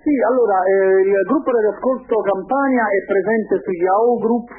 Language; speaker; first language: Italian; native; Italian